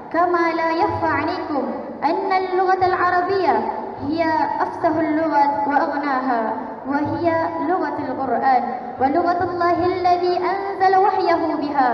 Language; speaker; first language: Arabic; non-native, fluent; Malay